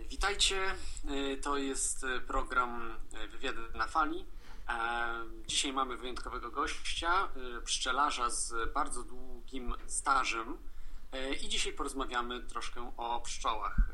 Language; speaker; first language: Polish; native; Polish